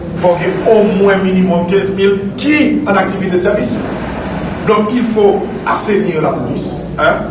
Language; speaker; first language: French; non-native, local second language; Haitian Creole